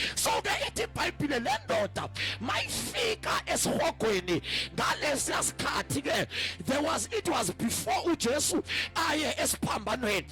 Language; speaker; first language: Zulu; non-native, local second language; Xhosa